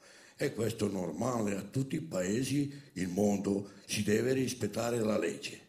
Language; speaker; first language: Italian; non-native, fluent; Romany